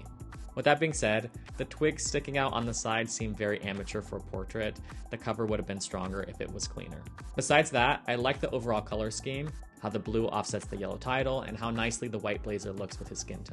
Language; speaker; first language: English; native; English